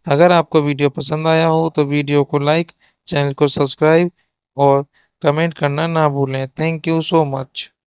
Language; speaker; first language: Hindi; native; Hindi